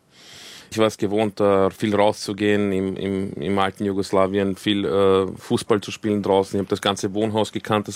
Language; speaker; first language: German; early bilingual, other home language; Croatian